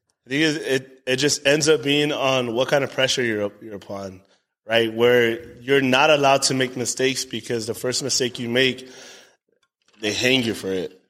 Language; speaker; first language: English; early bilingual, other home language; Spanish